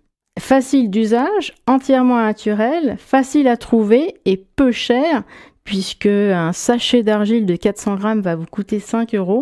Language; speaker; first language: French; native; French